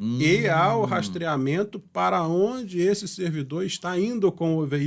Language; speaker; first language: Portuguese; native; Portuguese